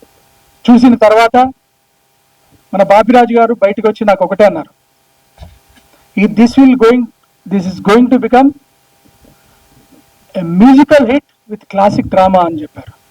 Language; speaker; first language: Telugu; native; Telugu